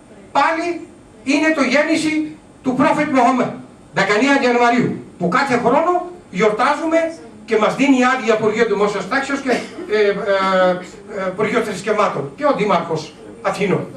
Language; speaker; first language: Greek; non-native, learner; Urdu